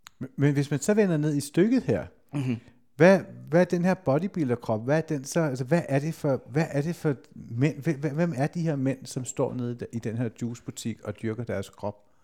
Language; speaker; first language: Danish; native; Danish